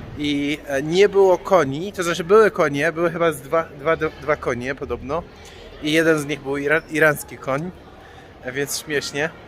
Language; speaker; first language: Polish; non-native, fluent; Persian